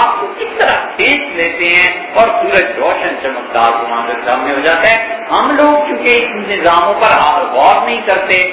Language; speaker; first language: Urdu; native; Urdu